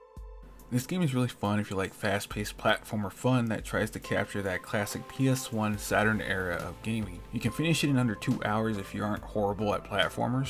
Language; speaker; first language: English; native; English